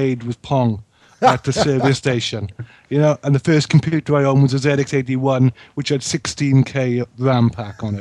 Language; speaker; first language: English; native; English